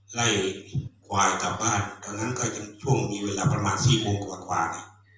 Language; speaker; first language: Thai; non-native, local second language; Khmer